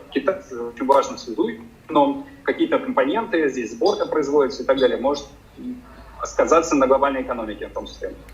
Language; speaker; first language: Russian; native; Russian